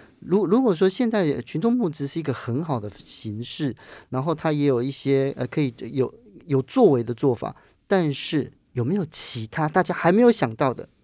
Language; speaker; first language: Chinese; native; Chinese